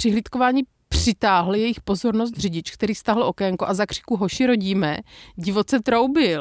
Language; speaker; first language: Czech; native; Czech